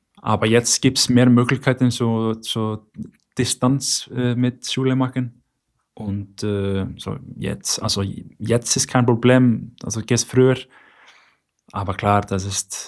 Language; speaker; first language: German; non-native, learner; Icelandic